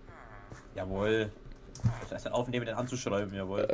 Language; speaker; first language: German; native; German